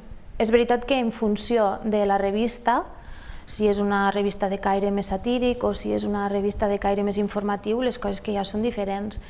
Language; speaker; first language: Catalan; native; Catalan